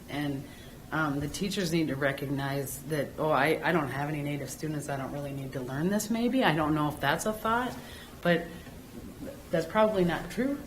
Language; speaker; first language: English; native; English